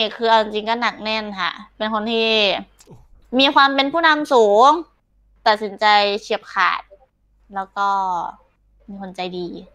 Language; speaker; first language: Thai; native; Thai